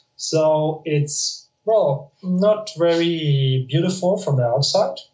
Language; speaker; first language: English; non-native, fluent; German